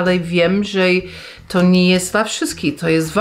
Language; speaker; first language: Polish; non-native, fluent; English